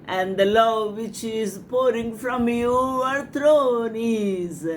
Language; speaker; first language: English; non-native, local second language; Telugu